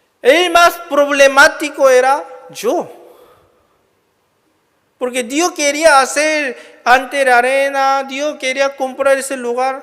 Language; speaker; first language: Spanish; non-native, learner; Korean